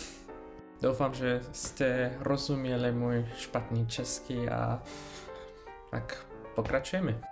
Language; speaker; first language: Czech; non-native, learner; Spanish